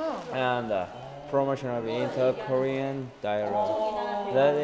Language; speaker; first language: English; non-native, learner; Korean